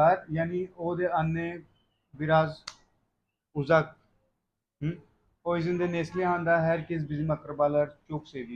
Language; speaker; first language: Turkish; non-native, learner; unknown